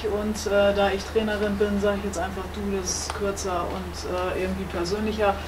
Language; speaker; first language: German; native; German